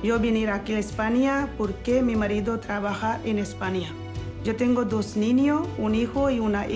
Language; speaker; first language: Spanish; non-native, learner; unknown